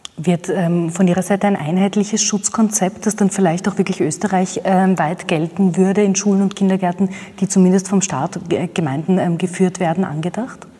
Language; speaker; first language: German; native; German